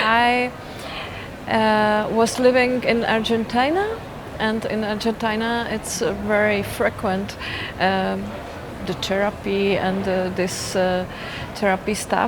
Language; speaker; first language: English; non-native, fluent; Czech